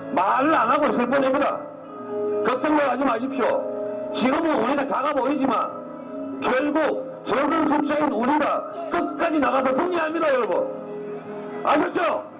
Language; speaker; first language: Korean; native; Korean